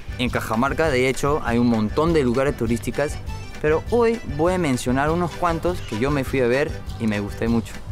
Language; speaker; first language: Spanish; non-native, fluent; English